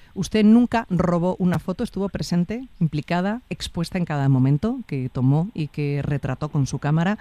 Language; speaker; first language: Spanish; native; Spanish